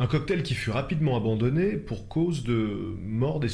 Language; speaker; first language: French; native; French